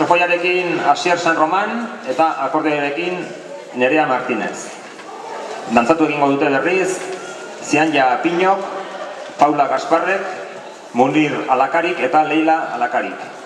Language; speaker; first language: Basque; native; Basque